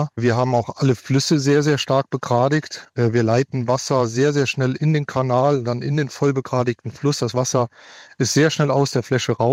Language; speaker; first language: German; native; German